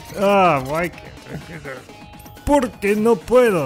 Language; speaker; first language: Spanish; non-native, learner; English